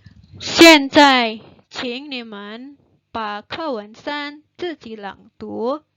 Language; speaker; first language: Chinese; non-native, fluent; Indonesian